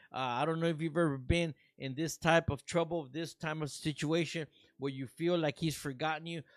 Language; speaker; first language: English; early bilingual, other home language; Spanish